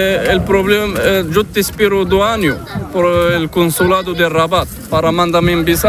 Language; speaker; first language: Spanish; non-native, learner; Arabic